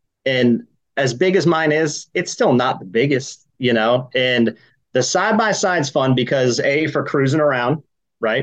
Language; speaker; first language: English; native; English